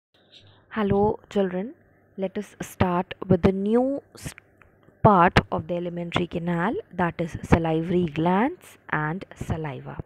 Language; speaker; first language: English; non-native, local second language; Hindi